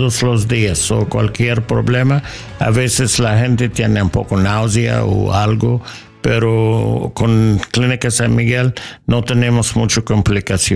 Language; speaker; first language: Spanish; non-native, learner; English